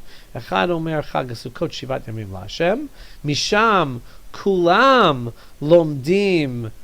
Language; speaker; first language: Hebrew; non-native, fluent; English